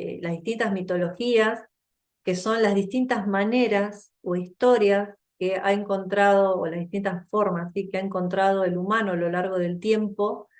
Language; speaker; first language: Spanish; native; Spanish